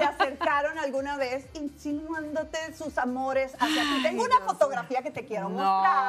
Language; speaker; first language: Spanish; native; Spanish